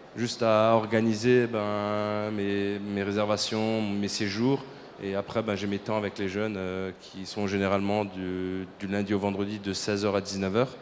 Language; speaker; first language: French; native; French